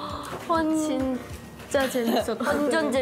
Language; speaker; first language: Japanese; non-native, learner; Thai